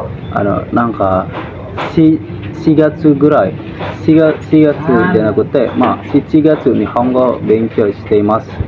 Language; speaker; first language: Japanese; non-native, learner; Indonesian